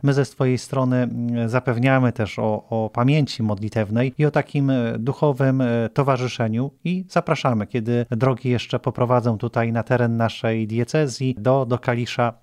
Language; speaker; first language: Polish; native; Polish